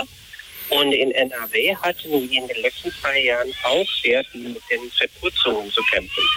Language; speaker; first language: German; non-native, fluent; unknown